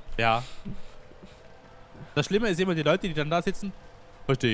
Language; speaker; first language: German; native; German